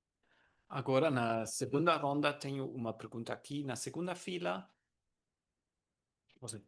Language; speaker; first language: Portuguese; non-native, learner; German